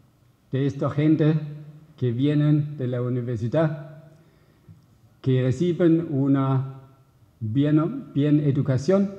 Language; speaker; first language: Spanish; non-native, fluent; German